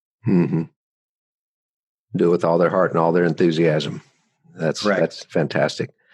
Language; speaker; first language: English; native; English